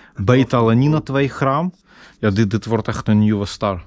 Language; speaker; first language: Dutch; non-native, fluent; Russian